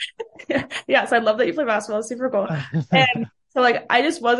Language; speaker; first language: English; early bilingual, other home language; Portuguese